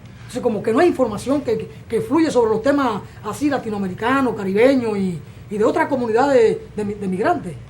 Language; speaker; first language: Spanish; native; Spanish